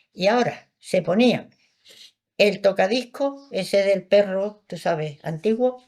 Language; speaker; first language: Spanish; early bilingual, other home language; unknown